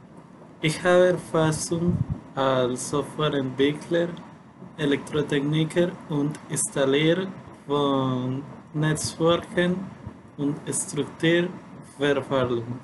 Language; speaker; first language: German; non-native, learner; Spanish